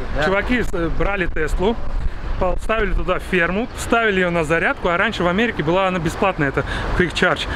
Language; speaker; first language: Russian; non-native, fluent; Georgian